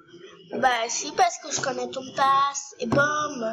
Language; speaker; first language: French; native; French